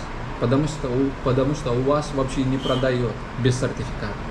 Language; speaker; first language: Russian; non-native, learner; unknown